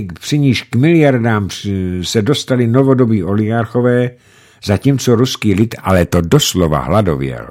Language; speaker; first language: Czech; native; Czech